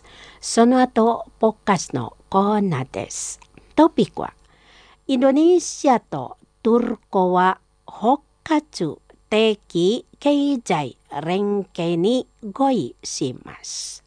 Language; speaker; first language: Japanese; non-native, fluent; Indonesian